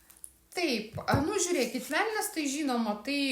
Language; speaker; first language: Lithuanian; native; Lithuanian